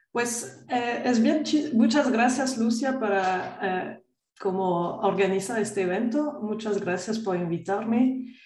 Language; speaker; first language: Spanish; non-native, fluent; French